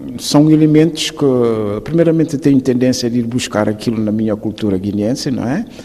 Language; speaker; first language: Portuguese; non-native, local second language; Upper Guinea Crioulo